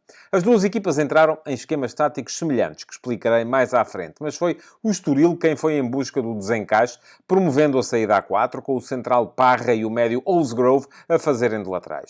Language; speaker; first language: Portuguese; native; Portuguese